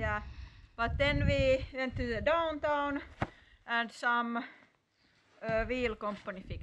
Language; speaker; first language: English; non-native, fluent; Finnish